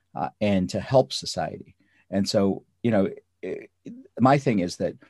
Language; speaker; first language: English; early bilingual, other home language; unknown